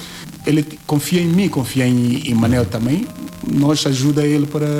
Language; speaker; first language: Portuguese; non-native, learner; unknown